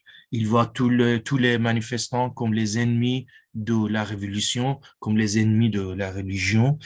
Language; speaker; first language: French; non-native, fluent; Persian